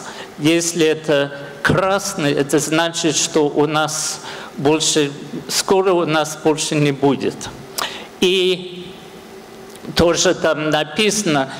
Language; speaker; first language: Russian; non-native, fluent; English